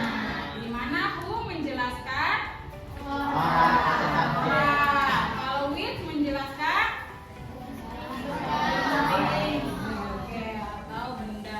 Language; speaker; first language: Indonesian; native; Indonesian